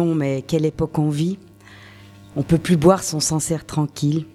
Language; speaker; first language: French; native; French